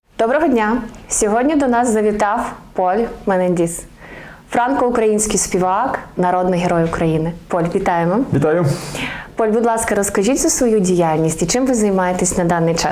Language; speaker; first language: Ukrainian; native; Ukrainian